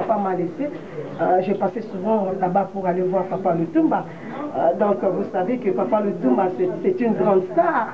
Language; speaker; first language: French; non-native, local second language; Lingala